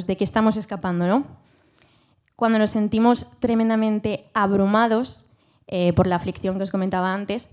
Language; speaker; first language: Spanish; native; Spanish